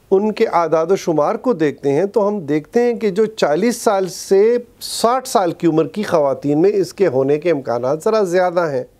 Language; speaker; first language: Urdu; non-native, local second language; Pashto